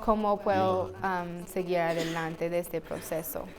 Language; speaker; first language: Spanish; non-native, fluent; English